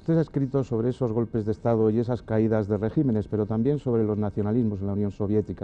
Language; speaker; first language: Spanish; native; Spanish